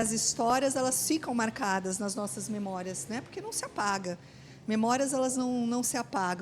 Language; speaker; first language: Portuguese; native; Portuguese